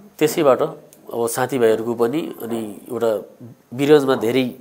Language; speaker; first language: Nepali; non-native, local second language; Bhojpuri